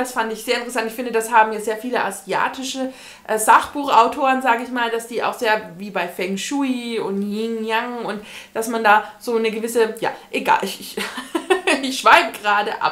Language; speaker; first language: German; native; German